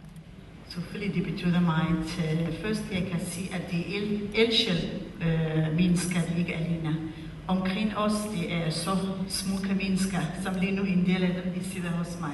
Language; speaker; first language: Danish; non-native, learner; Central Kurdish